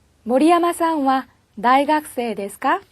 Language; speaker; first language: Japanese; non-native, fluent; Korean